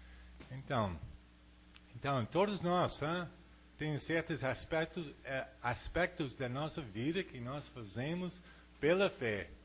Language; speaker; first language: Portuguese; non-native, fluent; English